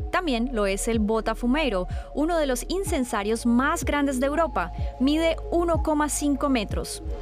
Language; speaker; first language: Spanish; native; Spanish